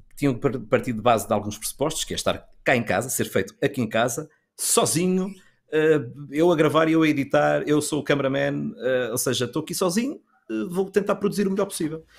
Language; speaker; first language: Portuguese; native; Portuguese